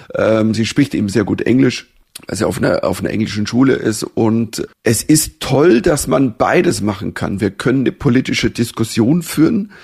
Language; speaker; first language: German; native; German